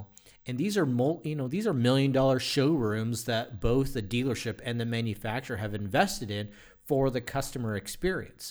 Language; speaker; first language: English; native; English